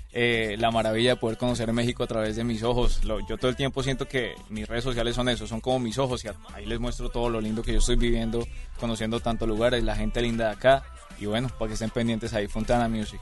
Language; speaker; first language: Spanish; native; Spanish